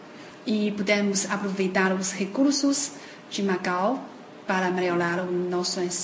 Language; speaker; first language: Portuguese; non-native, fluent; Chinese